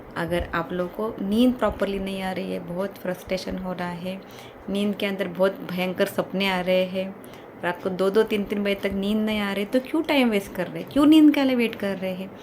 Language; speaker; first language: Hindi; non-native, local second language; Kannada